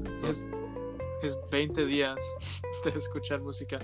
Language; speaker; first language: Spanish; non-native, learner; English